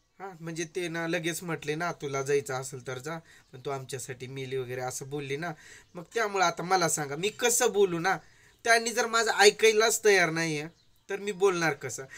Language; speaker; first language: Marathi; non-native, local second language; Lambadi